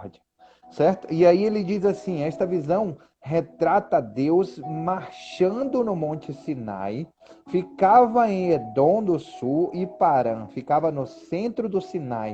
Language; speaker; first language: Portuguese; native; Portuguese